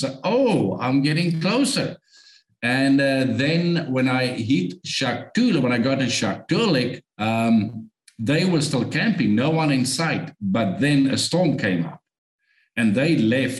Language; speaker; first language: English; non-native, local second language; Afrikaans